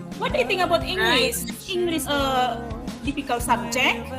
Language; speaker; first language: English; non-native, learner; Indonesian